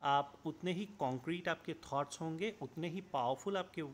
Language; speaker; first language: Hindi; non-native, local second language; Assamese